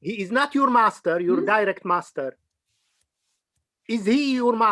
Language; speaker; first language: English; non-native, fluent; Arabic